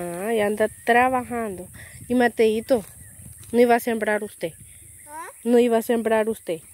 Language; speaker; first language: Spanish; native; Spanish